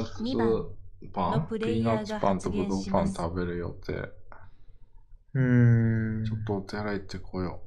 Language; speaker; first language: Japanese; native; Japanese